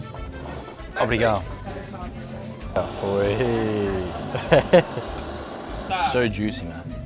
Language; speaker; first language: Portuguese; non-native, learner; English